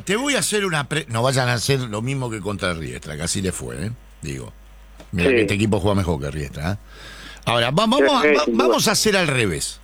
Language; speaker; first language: Spanish; native; Spanish